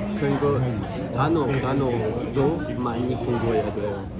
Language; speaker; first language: Korean; non-native, learner; French